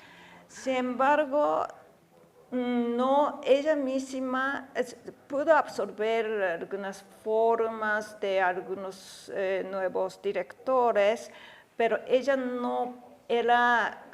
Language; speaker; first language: Spanish; non-native, fluent; Japanese